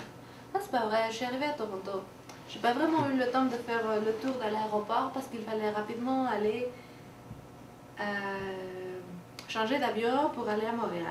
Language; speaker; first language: French; non-native, local second language; Spanish